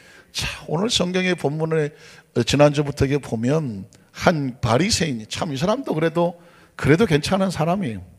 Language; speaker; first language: Korean; native; Korean